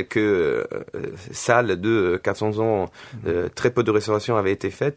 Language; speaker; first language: French; non-native, fluent; Italian